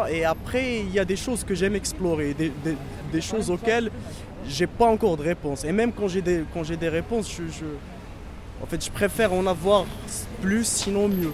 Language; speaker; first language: French; non-native, local second language; Arabic